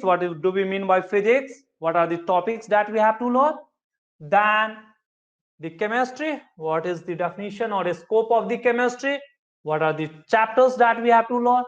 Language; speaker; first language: English; non-native, local second language; Hindi